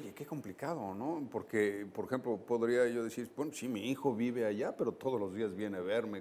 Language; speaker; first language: Spanish; native; Spanish